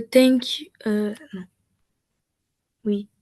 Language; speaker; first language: English; non-native, learner; French